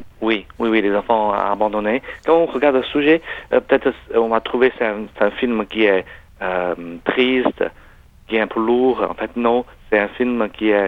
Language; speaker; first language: French; non-native, learner; Chinese